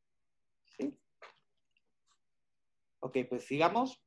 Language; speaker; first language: Spanish; native; Spanish